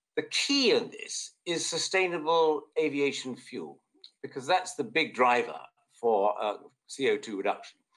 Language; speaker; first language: English; native; English